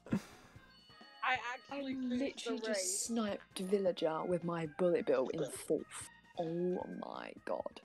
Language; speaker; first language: English; native; English